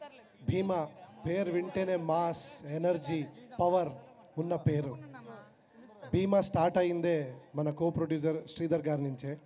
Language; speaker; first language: Telugu; non-native, fluent; Kannada